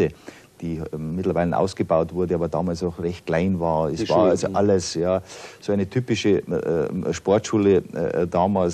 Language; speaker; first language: German; native; German